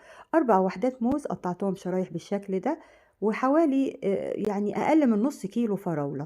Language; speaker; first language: Arabic; native; Arabic